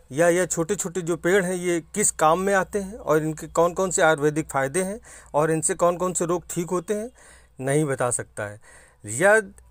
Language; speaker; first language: Hindi; native; Hindi